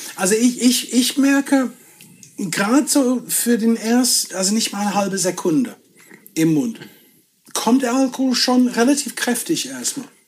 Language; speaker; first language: German; non-native, fluent; English